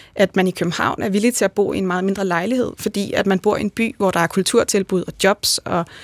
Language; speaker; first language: Danish; native; Danish